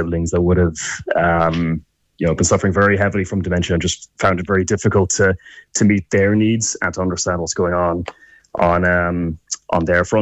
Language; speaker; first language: English; native; English